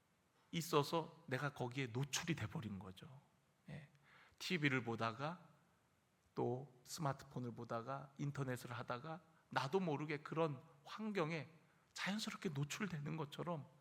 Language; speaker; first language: Korean; native; Korean